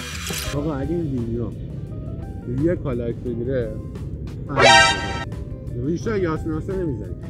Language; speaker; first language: Persian; native; Persian